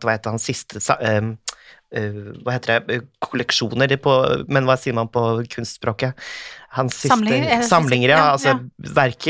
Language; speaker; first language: Norwegian; native; Norwegian